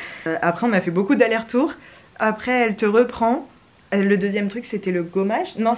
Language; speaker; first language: French; native; French